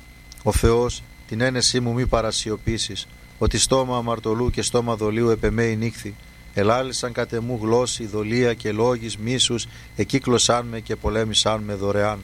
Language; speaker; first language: Greek; native; Greek